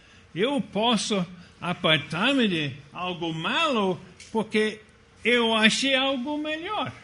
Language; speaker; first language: Portuguese; non-native, fluent; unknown